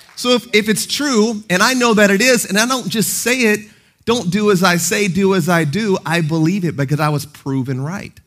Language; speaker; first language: English; native; English